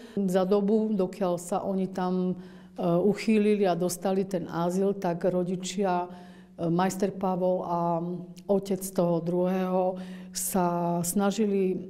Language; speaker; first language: Slovak; native; Slovak